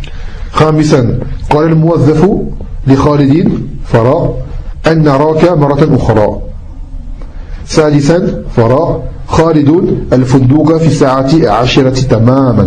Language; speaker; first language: Arabic; non-native, fluent; French